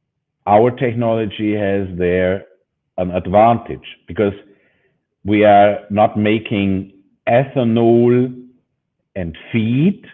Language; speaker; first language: English; non-native, fluent; German